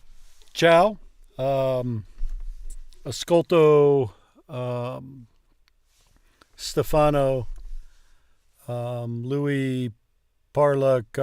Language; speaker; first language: Italian; non-native, learner; English